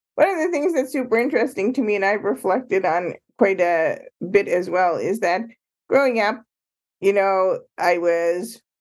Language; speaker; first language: English; native; English